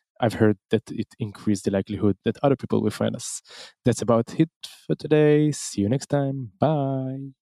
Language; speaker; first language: English; non-native, fluent; Hebrew